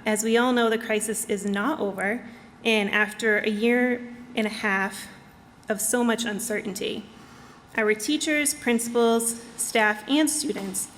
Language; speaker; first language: English; native; English